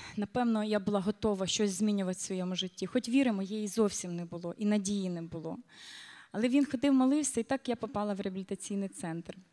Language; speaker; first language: Ukrainian; native; Ukrainian